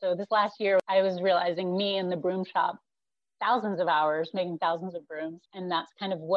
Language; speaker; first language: English; native; English